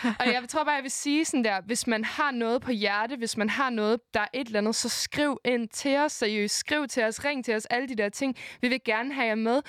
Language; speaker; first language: Danish; native; Danish